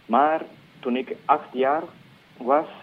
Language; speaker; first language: Dutch; non-native, fluent; Spanish